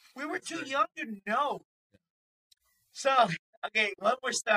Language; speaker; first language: English; early bilingual, other home language; Spanish